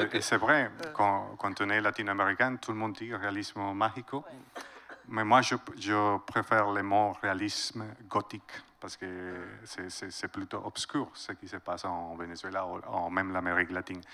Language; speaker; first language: French; non-native, fluent; Spanish